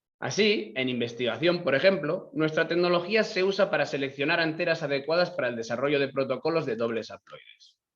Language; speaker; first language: Spanish; native; Spanish